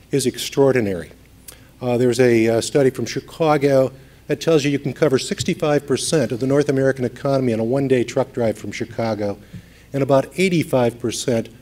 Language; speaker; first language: English; native; English